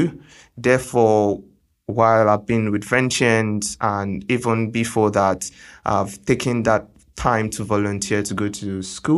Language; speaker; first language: English; non-native, local second language; Yoruba